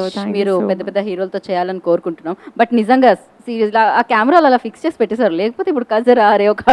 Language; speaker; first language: Telugu; native; Telugu